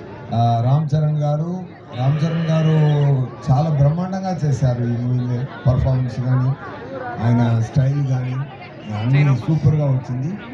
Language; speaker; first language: Telugu; non-native, learner; Tamil